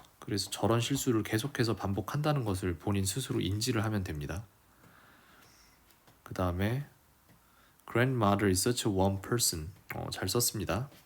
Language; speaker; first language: Korean; native; Korean